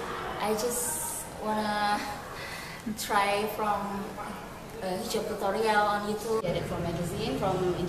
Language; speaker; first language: English; non-native, learner; Indonesian